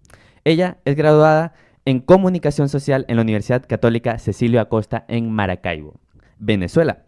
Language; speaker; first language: Spanish; native; Spanish